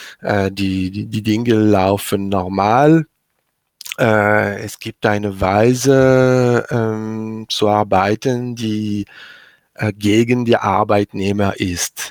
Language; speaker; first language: German; non-native, learner; French